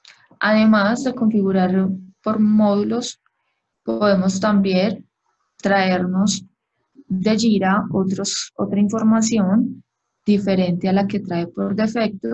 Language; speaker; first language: Spanish; native; Spanish